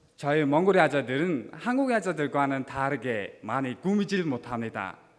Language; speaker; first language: Korean; non-native, fluent; Mongolian